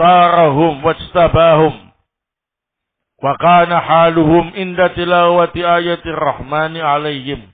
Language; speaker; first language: Arabic; non-native, fluent; Indonesian